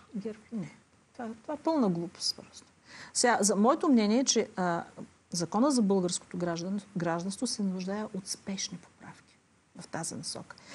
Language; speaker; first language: Bulgarian; native; Bulgarian